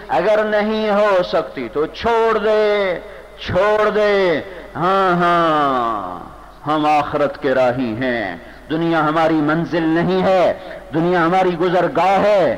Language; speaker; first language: Urdu; non-native, local second language; Punjabi